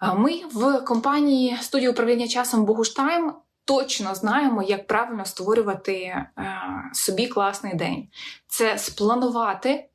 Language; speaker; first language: Ukrainian; non-native, local second language; Russian